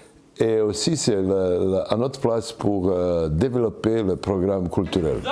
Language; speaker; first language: French; non-native, learner; Serbian